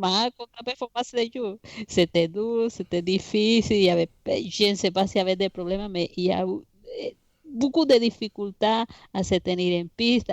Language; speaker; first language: French; non-native, fluent; Spanish